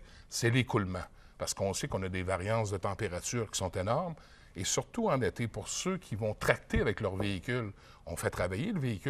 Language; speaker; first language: French; native; French